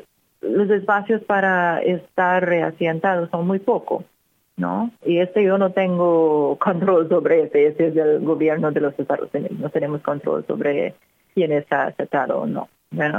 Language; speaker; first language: Spanish; non-native, fluent; English